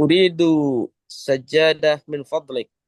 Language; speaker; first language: Arabic; non-native, learner; Indonesian